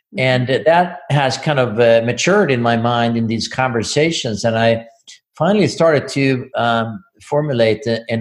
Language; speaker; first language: English; non-native, fluent; Swedish